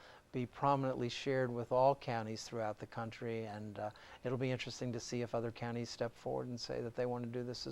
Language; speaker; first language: English; native; English